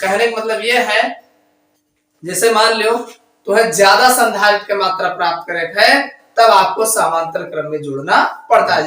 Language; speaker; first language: Hindi; native; Hindi